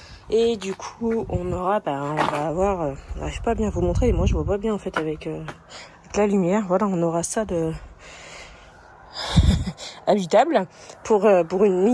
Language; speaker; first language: French; native; French